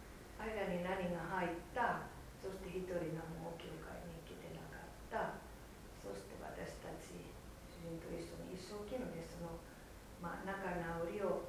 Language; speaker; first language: Japanese; non-native, fluent; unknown